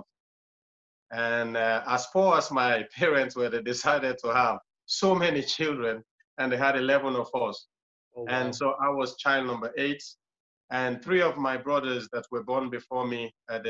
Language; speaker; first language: English; non-native, local second language; Krio